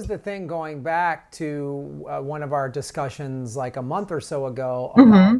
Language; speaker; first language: English; native; English